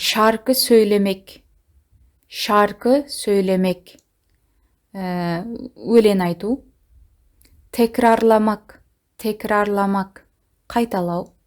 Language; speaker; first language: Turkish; non-native, fluent; Kazakh